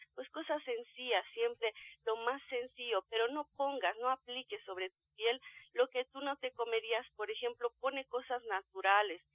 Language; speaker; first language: Spanish; non-native, fluent; Romanian